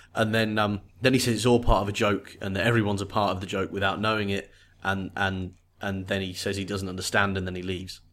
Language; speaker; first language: English; native; English